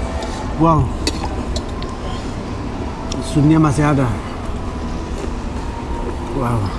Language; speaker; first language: Indonesian; non-native, fluent; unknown